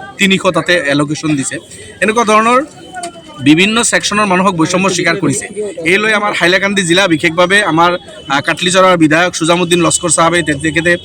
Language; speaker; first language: Assamese; non-native, local second language; Bangla